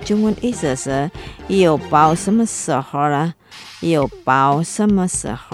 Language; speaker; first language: Chinese; non-native, fluent; Indonesian